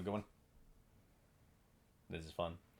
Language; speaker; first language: English; native; English